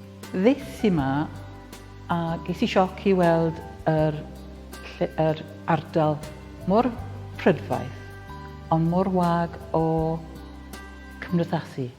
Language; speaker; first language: Welsh; non-native, local second language; English